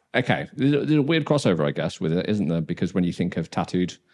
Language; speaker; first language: English; native; English